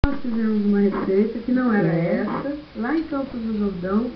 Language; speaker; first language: Portuguese; native; Portuguese